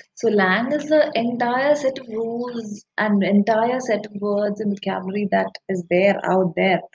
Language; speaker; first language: English; non-native, local second language; Malayalam